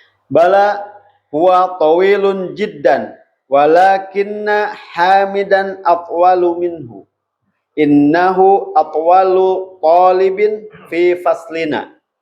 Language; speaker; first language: Arabic; non-native, learner; Indonesian